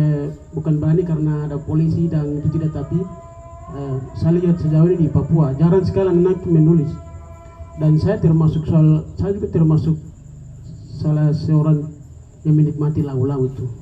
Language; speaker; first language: Indonesian; non-native, local second language; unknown